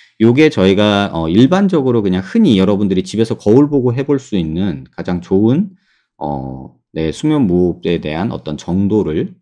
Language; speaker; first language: Korean; native; Korean